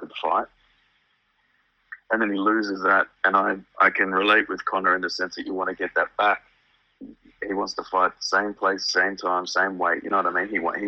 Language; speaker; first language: English; native; English